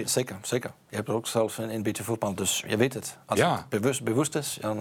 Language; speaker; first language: Dutch; non-native, fluent; Danish